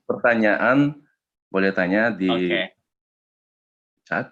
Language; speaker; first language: Indonesian; non-native, fluent; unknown